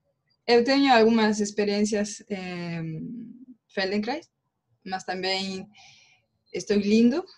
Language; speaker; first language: Portuguese; non-native, learner; Spanish